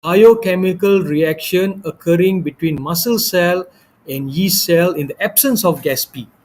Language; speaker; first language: English; non-native, local second language; Malay